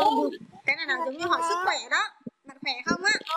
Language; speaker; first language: Vietnamese; native; Vietnamese